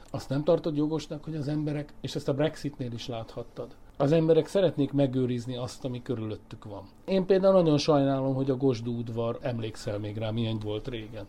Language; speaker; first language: Hungarian; native; Hungarian